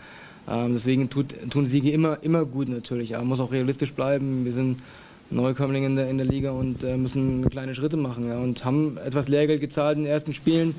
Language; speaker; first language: German; native; German